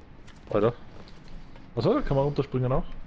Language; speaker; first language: German; native; German